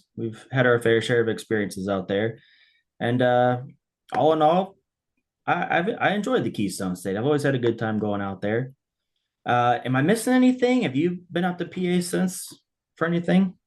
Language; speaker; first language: English; native; English